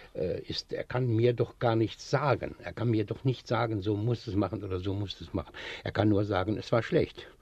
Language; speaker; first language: German; native; German